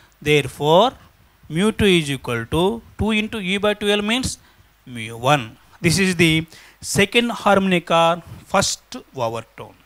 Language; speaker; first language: English; non-native, local second language; Telugu